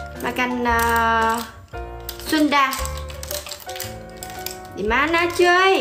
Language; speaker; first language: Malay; non-native, learner; Vietnamese